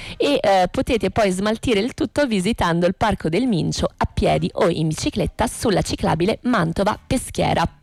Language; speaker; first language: Italian; native; Italian